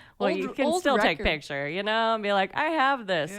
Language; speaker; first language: English; native; English